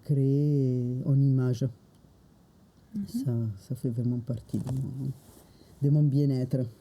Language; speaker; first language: French; non-native, fluent; Italian